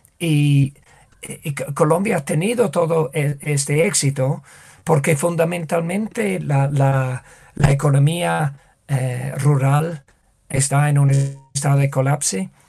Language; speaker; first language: Spanish; non-native, fluent; English